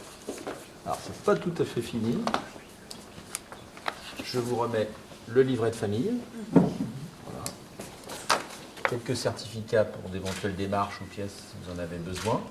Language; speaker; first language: French; native; French